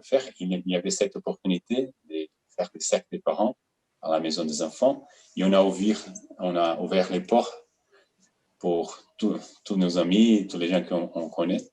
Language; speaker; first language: French; non-native, fluent; Portuguese